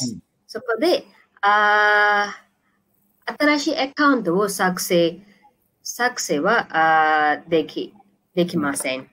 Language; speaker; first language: Japanese; non-native, learner; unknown